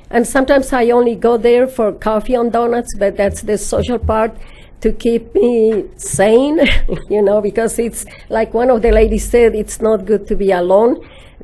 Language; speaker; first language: English; non-native, fluent; Spanish